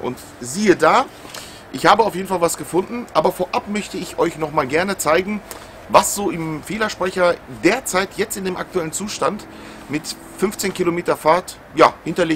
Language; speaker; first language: German; native; German